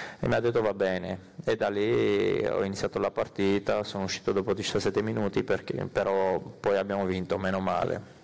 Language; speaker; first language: Italian; non-native, fluent; Armenian